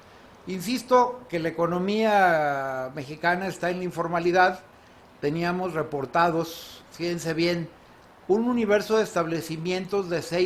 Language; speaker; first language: Spanish; native; Spanish